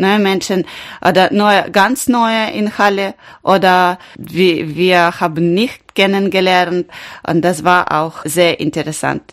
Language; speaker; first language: German; non-native, learner; Ukrainian